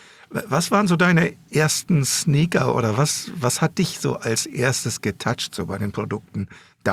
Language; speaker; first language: German; native; German